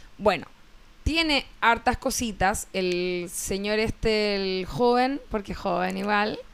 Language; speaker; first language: Spanish; native; Spanish